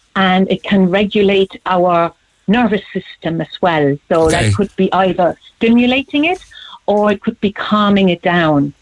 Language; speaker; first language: English; non-native, fluent; German